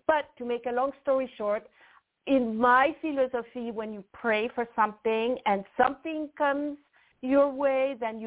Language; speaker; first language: English; non-native, fluent; French